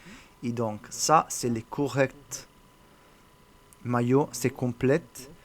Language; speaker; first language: French; non-native, learner; Italian